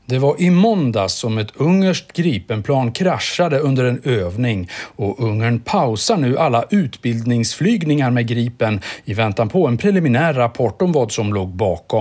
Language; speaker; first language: Swedish; native; Swedish